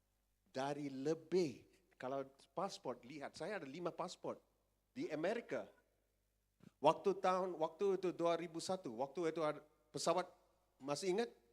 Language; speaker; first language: Indonesian; non-native, fluent; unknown